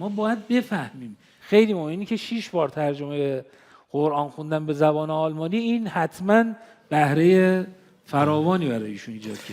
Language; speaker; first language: Persian; native; Persian